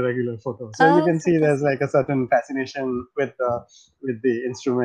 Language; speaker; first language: English; non-native, local second language; Bangla